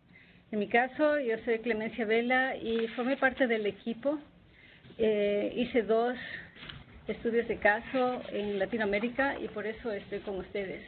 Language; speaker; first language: Spanish; native; Spanish